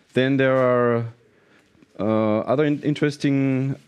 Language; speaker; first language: English; non-native, fluent; German